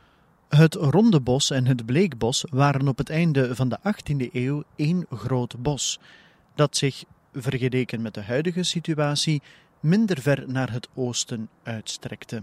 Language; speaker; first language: Dutch; native; Dutch